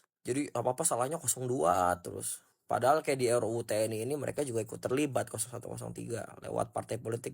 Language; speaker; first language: Indonesian; native; Indonesian